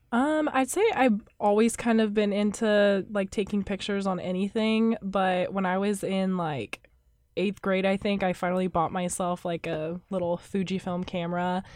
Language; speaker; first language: English; native; English